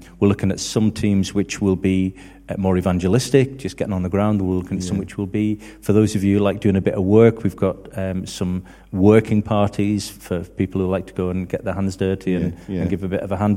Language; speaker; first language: English; native; English